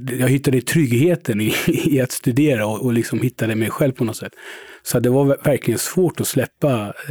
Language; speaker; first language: Swedish; early bilingual, other home language; Persian